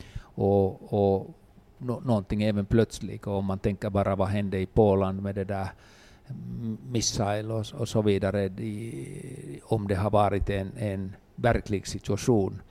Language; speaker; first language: Swedish; non-native, local second language; Finnish